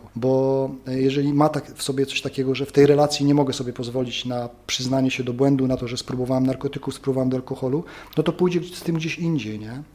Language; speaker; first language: Polish; native; Polish